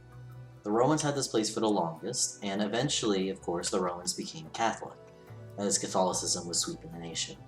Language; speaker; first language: English; native; English